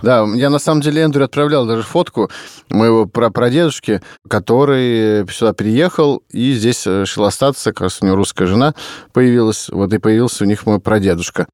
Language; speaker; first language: Russian; native; Russian